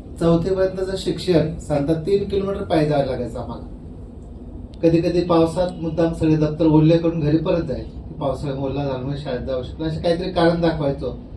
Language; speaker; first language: Marathi; non-native, local second language; Kukna